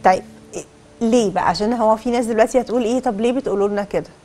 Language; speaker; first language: Arabic; native; Arabic